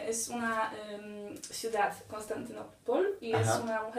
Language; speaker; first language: Spanish; non-native, learner; Polish